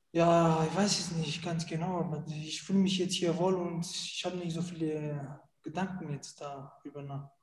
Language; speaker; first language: German; non-native, fluent; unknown